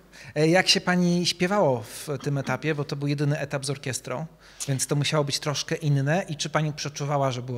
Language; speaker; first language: Polish; native; Polish